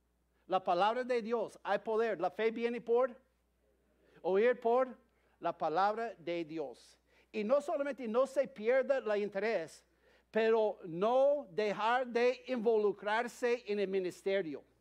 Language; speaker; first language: Spanish; non-native, fluent; English